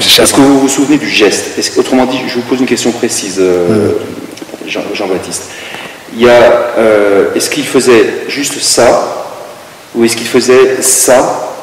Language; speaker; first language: French; native; French